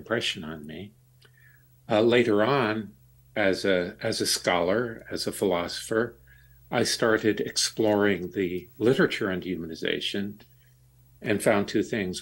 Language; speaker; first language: English; native; English